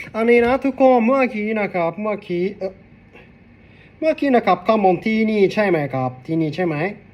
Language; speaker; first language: Thai; non-native, learner; Japanese